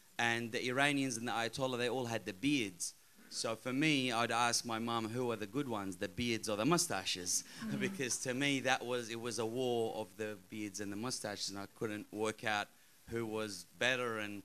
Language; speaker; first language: English; early bilingual, other home language; Arabic